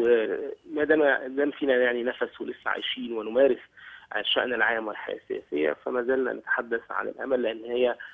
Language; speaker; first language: Arabic; native; Arabic